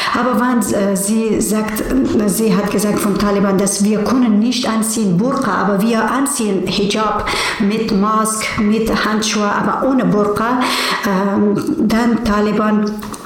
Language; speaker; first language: German; non-native, learner; Persian